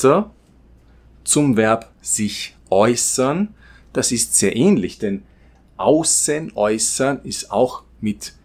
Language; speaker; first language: German; non-native, fluent; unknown